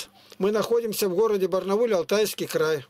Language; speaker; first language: Russian; native; Russian